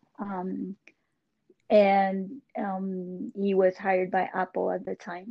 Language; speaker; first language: English; non-native, fluent; French